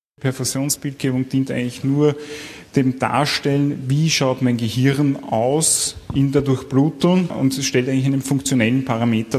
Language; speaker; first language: German; native; German